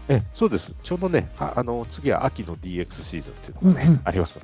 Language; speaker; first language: Japanese; native; Japanese